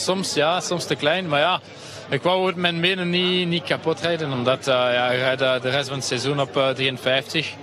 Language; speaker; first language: Dutch; non-native, local second language; French